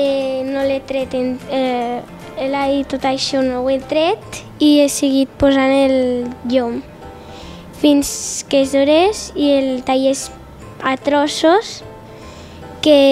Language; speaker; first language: Catalan; non-native, local second language; Spanish